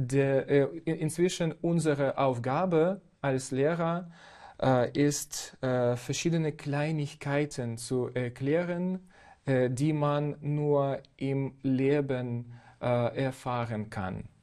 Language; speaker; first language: German; non-native, fluent; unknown